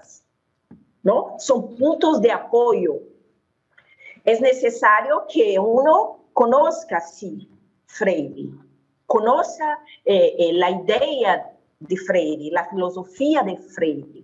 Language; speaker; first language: Spanish; non-native, fluent; Portuguese